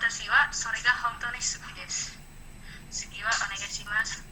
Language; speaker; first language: Japanese; non-native, learner; Indonesian